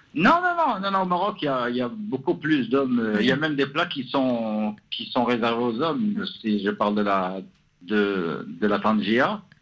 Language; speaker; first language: French; non-native, local second language; Arabic